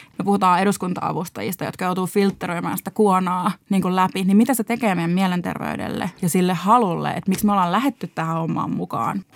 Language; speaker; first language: Finnish; native; Finnish